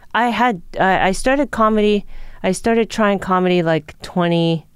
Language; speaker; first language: English; early bilingual, other home language; Japanese